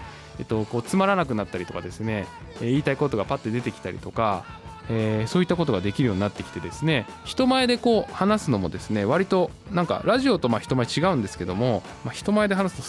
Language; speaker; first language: Japanese; native; Japanese